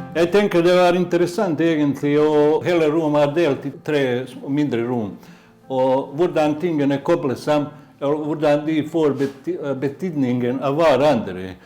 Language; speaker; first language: Norwegian; non-native, fluent; Bosnian